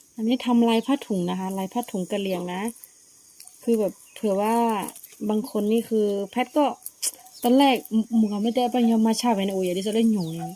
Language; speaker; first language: Thai; non-native, local second language; Karen languages